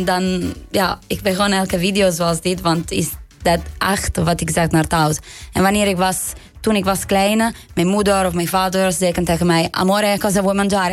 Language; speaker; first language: Dutch; non-native, learner; Italian